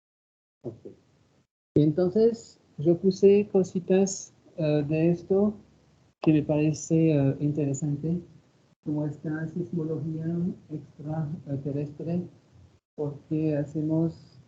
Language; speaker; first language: Spanish; non-native, fluent; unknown